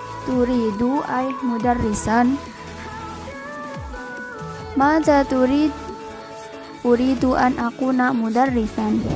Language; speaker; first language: Arabic; non-native, learner; Indonesian